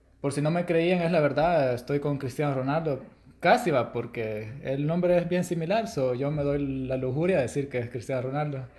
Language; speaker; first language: Spanish; native; Spanish